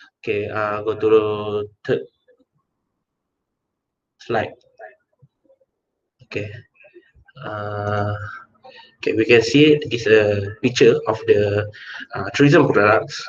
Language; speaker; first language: English; non-native, local second language; Malay